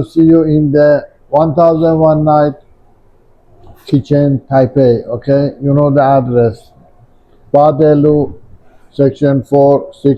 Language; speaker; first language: English; non-native, learner; Persian